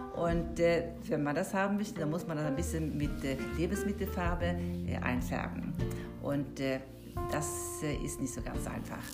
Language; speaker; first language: German; non-native, fluent; Swedish